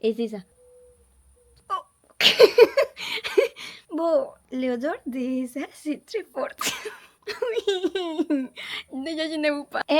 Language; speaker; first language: French; non-native, learner; Spanish